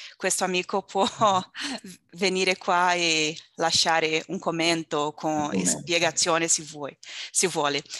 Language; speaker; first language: Italian; non-native, learner; Portuguese